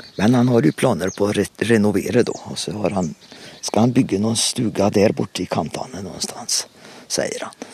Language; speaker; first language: Swedish; native; Swedish